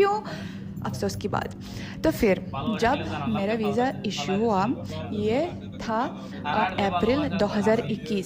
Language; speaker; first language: Hindi; non-native, fluent; Russian